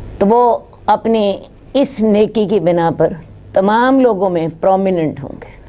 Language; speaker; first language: Urdu; non-native, local second language; Punjabi